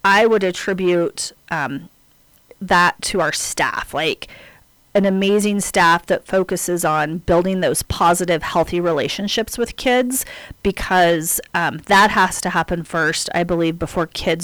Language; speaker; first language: English; native; English